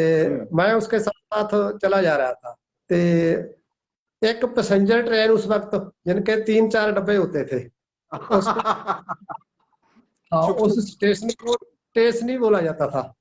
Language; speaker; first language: Hindi; non-native, local second language; Punjabi